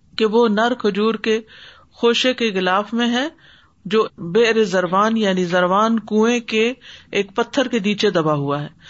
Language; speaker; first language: Urdu; native; Urdu